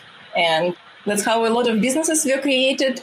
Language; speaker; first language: English; non-native, fluent; Russian